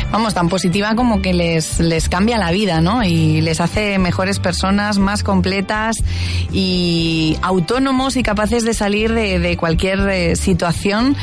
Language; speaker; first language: Spanish; native; Spanish